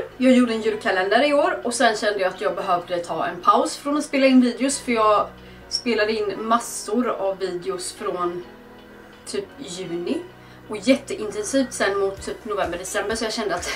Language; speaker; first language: Swedish; native; Swedish